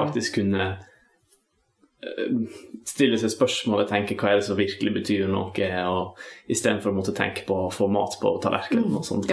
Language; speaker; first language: Norwegian; native; Norwegian